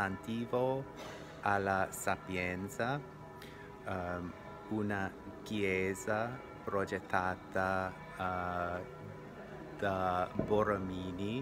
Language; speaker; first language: Italian; non-native, learner; English